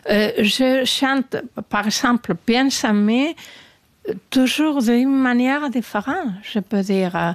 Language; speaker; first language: French; non-native, learner; Spanish